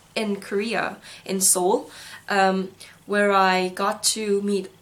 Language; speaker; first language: English; non-native, fluent; Korean